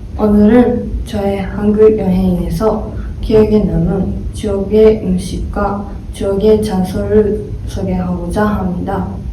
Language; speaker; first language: Korean; non-native, learner; Japanese